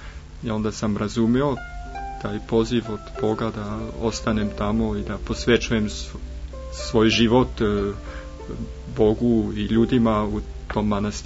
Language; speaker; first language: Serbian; non-native, fluent; German